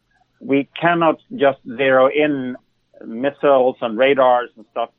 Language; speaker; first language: English; non-native, fluent; Swedish